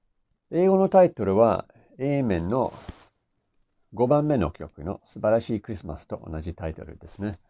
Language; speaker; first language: Japanese; non-native, fluent; English